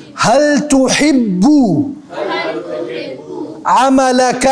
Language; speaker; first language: Arabic; non-native, fluent; Urdu